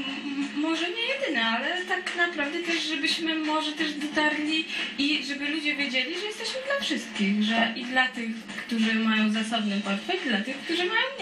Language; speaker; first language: Polish; native; Polish